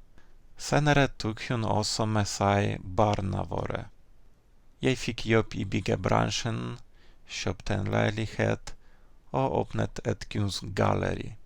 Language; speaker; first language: Norwegian; non-native, fluent; Ukrainian